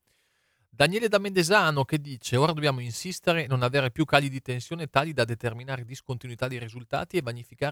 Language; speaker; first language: Italian; native; Italian